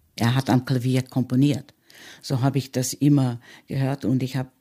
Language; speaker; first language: German; early bilingual, heritage; German